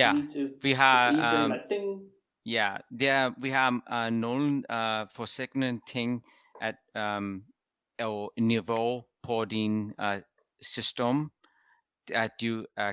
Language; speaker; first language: Danish; non-native, learner; English